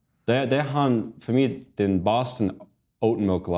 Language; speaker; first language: German; non-native, learner; Plautdietsch